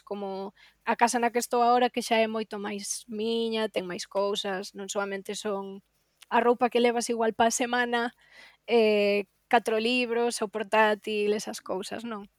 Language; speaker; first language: Galician; native; Galician